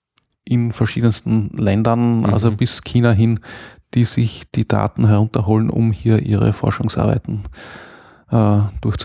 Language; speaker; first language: German; native; German